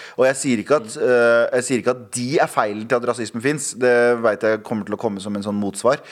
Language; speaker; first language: Norwegian; early bilingual, other home language; Kurdish